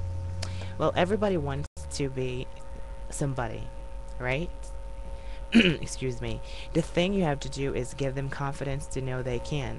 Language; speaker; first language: English; native; English